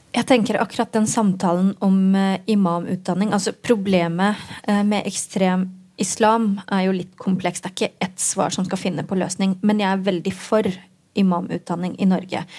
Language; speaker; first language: Norwegian; early bilingual, other home language; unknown